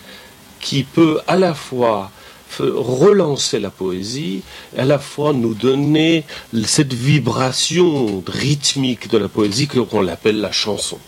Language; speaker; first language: French; non-native, fluent; Persian